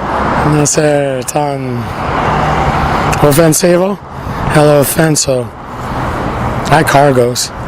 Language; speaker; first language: Spanish; non-native, learner; English